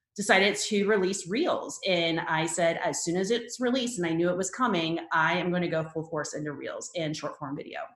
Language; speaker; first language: English; native; English